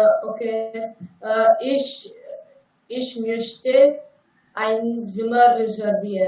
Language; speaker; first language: German; non-native, learner; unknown